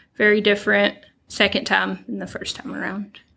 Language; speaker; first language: English; native; English